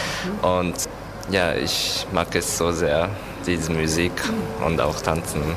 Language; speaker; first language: German; non-native, learner; Japanese